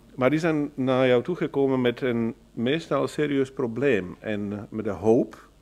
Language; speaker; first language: Dutch; non-native, fluent; German